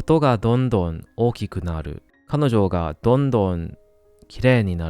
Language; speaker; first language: Japanese; non-native, learner; English